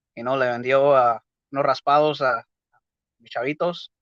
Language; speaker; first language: Spanish; early bilingual, heritage; Spanish